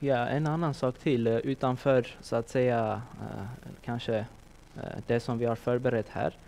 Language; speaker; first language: Swedish; non-native, fluent; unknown